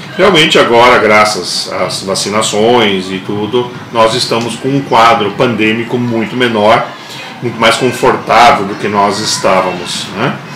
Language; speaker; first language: Portuguese; non-native, local second language; German